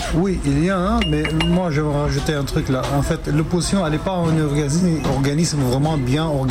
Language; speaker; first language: French; non-native, fluent; Arabic